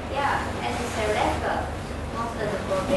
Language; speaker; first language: German; non-native, learner; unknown